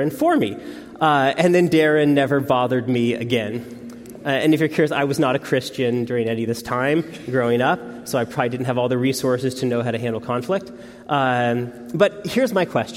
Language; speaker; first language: English; native; English